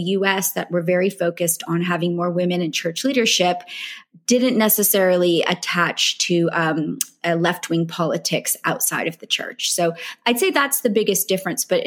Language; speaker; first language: English; native; English